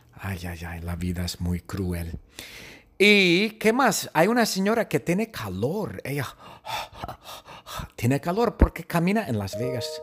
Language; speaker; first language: Spanish; non-native, fluent; English